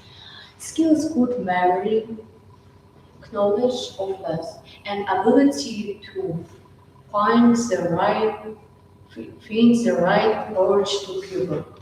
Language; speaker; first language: English; non-native, learner; Russian